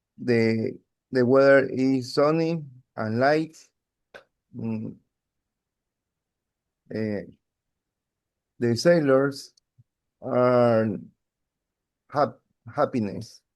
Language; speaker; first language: English; non-native, learner; Spanish